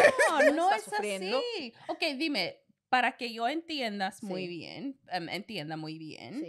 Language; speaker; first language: Spanish; non-native, learner; English